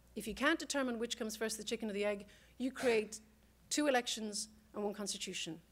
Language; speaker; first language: English; native; English